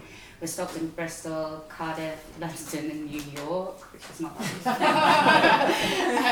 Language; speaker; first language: English; native; English